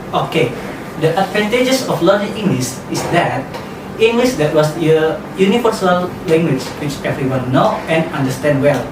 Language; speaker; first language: English; non-native, learner; Indonesian